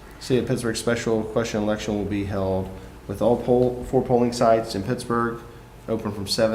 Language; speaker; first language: English; native; English